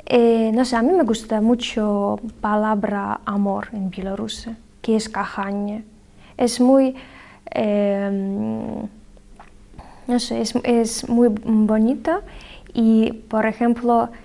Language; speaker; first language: Spanish; non-native, learner; Belarusian